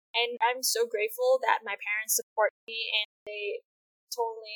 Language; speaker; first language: English; non-native, fluent; Vietnamese